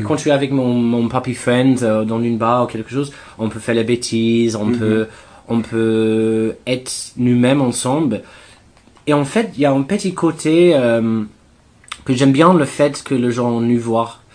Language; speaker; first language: French; non-native, fluent; English